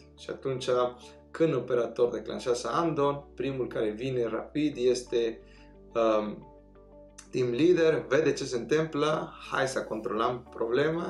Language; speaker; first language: Romanian; non-native, fluent; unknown